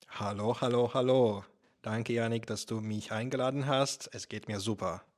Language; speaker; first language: German; non-native, fluent; Russian